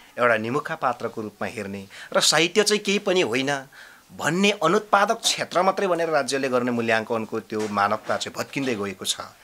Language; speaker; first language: Nepali; non-native, local second language; Limbu